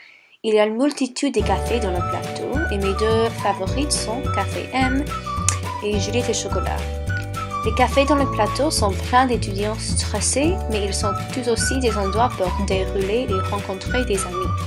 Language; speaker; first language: French; non-native, learner; English